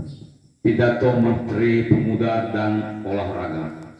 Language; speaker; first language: Indonesian; native; Indonesian